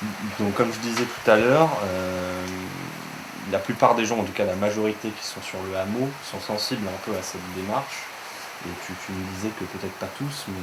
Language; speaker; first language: French; native; French